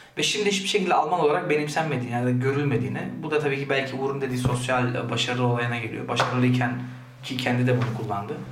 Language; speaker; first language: Turkish; early bilingual, heritage; Turkish